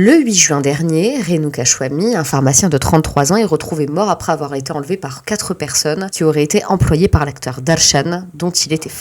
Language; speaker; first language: French; native; French